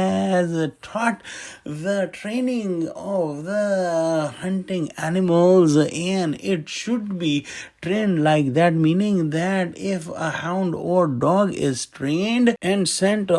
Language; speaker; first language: English; non-native, local second language; Urdu